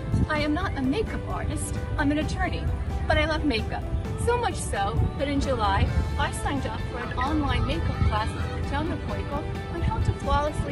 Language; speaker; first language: English; early bilingual, other home language; Ukrainian